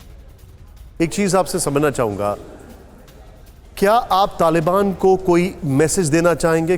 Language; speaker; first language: Hindi; native; Hindi